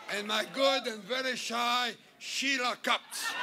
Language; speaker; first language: English; non-native, fluent; French